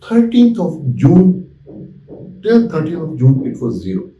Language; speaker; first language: English; non-native, local second language; Urdu